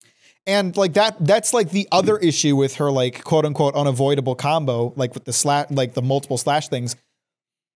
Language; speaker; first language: English; native; English